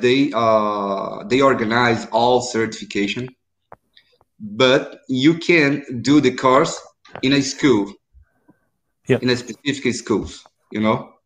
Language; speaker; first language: English; non-native, learner; Portuguese